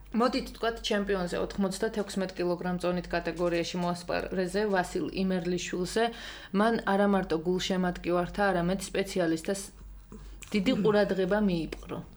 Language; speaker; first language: Georgian; native; Georgian